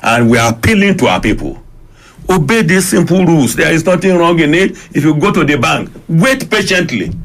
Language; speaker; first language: English; non-native, local second language; Yoruba